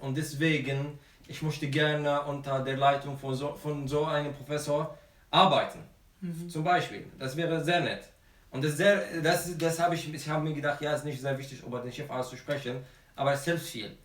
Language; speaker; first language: German; non-native, fluent; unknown